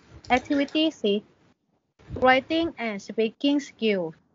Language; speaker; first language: English; non-native, learner; Thai